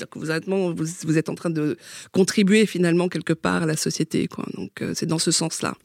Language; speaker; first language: French; early bilingual, other home language; Vietnamese